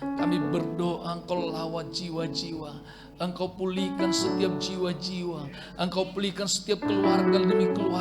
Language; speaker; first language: Indonesian; native; Indonesian